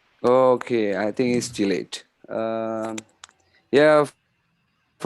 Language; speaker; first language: English; non-native, fluent; Indonesian